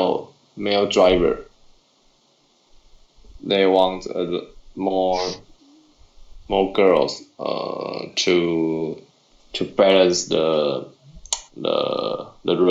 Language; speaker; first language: English; non-native, learner; Chinese